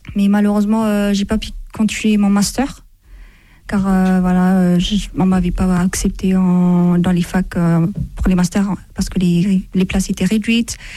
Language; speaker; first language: French; non-native, fluent; Amharic